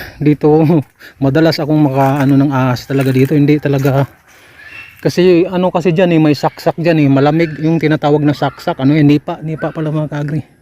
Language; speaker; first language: Filipino; non-native, local second language; Cebuano